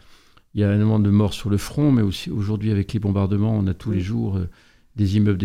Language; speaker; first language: French; native; French